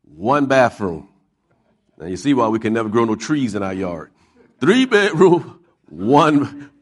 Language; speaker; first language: English; native; English